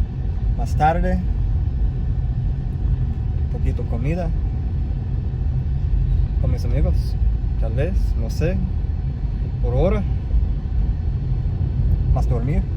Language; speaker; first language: Spanish; non-native, learner; English